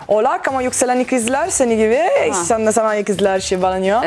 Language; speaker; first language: Turkish; non-native, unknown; Italian